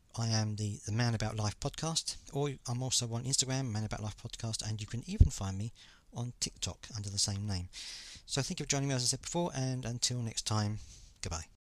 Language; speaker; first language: English; native; English